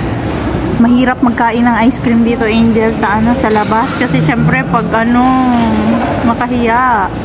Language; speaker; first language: Filipino; non-native, local second language; Cebuano